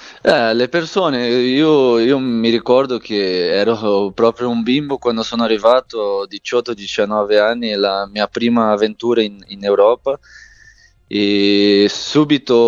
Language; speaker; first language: Italian; non-native, fluent; Portuguese